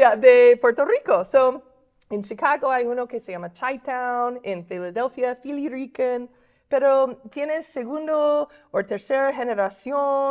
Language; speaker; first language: Spanish; non-native, fluent; English